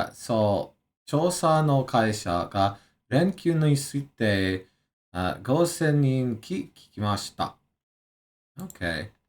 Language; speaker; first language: Japanese; non-native, learner; English